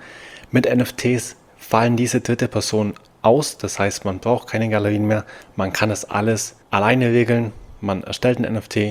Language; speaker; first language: German; native; German